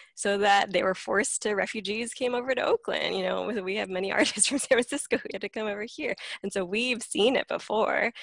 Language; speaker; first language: English; native; English